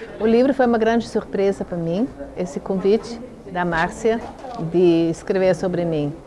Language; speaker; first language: Portuguese; non-native, fluent; German